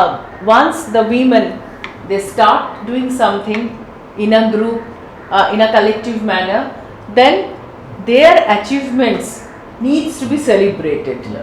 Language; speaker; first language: English; non-native, local second language; Bangla